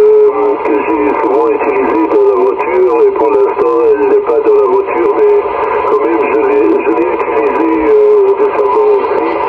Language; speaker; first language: French; non-native, fluent; German